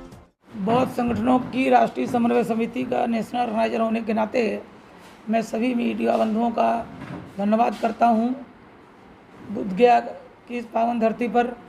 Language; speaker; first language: Hindi; native; Hindi